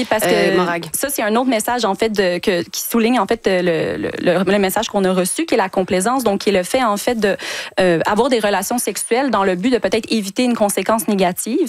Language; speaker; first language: French; native; French